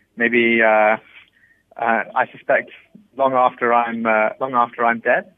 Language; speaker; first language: English; native; English